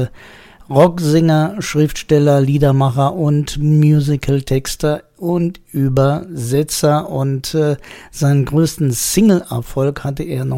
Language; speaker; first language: German; native; German